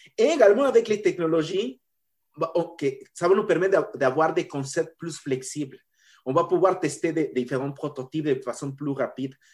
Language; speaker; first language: French; non-native, fluent; Spanish